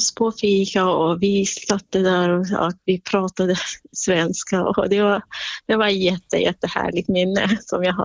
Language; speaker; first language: Swedish; non-native, fluent; Central Kurdish